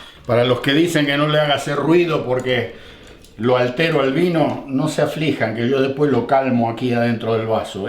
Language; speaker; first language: Spanish; native; Spanish